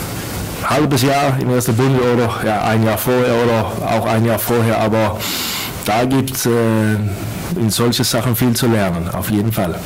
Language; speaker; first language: German; non-native, fluent; Swedish